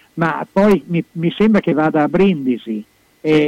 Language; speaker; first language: Italian; native; Italian